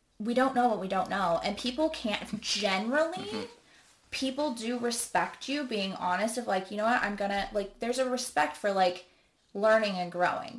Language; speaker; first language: English; native; English